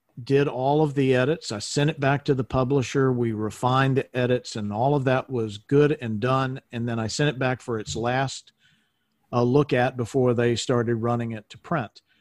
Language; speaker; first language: English; native; English